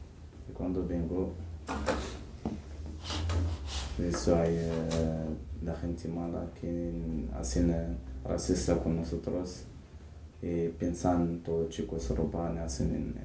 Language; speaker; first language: Spanish; non-native, learner; Arabic